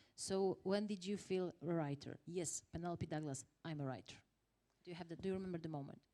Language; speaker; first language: English; non-native, fluent; Polish